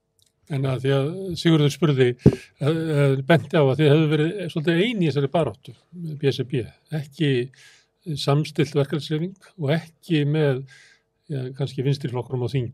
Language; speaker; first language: Icelandic; native; Icelandic